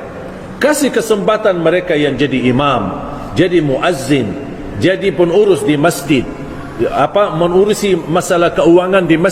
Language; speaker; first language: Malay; non-native, fluent; Arabic